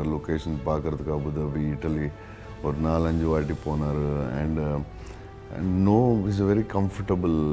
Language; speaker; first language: Tamil; non-native, local second language; Telugu